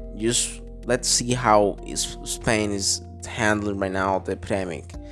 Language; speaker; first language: English; non-native, fluent; Spanish